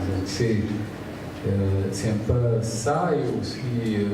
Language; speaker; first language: French; non-native, fluent; Portuguese